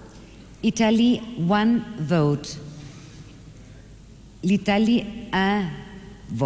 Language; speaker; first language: French; non-native, fluent; German